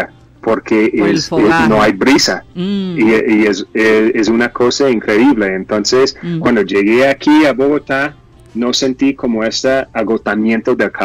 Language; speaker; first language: Spanish; non-native, fluent; English